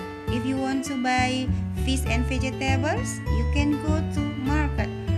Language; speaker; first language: English; non-native, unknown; Indonesian